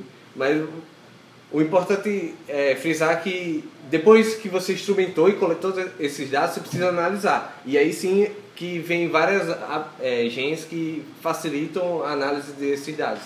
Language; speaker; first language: Portuguese; native; Portuguese